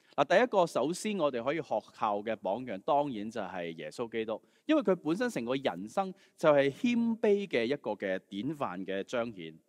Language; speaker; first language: Cantonese; native; Cantonese